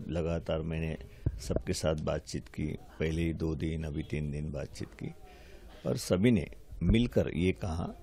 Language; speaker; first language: Hindi; non-native, local second language; Marathi